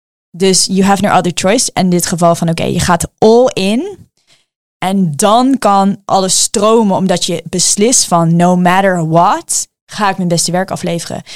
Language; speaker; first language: Dutch; early bilingual, heritage; Dutch